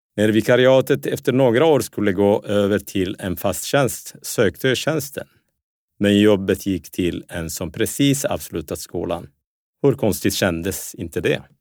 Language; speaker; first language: Swedish; early bilingual, other home language; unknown